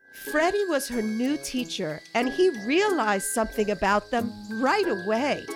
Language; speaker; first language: English; native; English